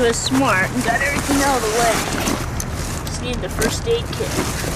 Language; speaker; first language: English; native; English